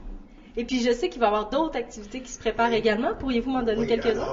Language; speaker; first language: French; native; French